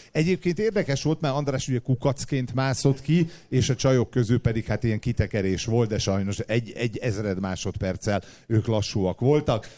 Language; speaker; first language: Hungarian; native; Hungarian